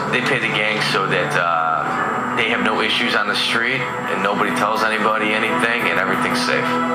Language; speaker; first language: English; native; English